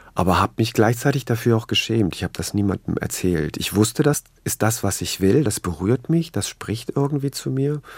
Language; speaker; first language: German; native; German